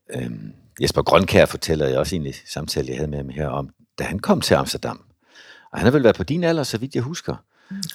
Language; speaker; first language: Danish; native; Danish